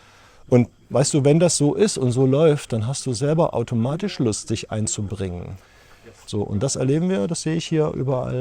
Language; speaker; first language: German; native; German